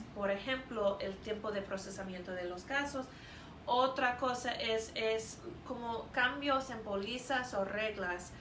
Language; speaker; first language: Spanish; non-native, fluent; English